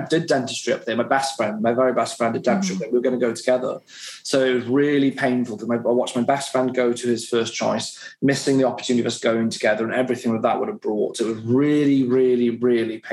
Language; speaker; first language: English; native; English